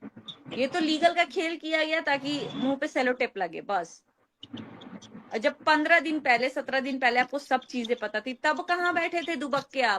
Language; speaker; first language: Hindi; native; Hindi